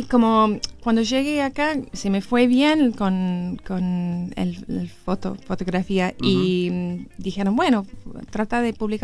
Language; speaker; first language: Spanish; non-native, learner; English